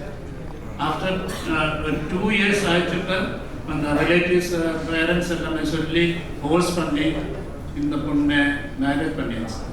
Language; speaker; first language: Tamil; non-native, learner; Malayalam